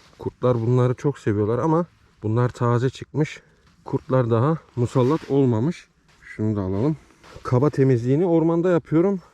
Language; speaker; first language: Turkish; early bilingual, heritage; Turkish